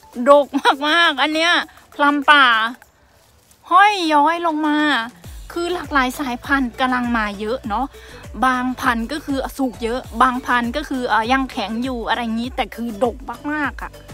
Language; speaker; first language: Thai; native; Thai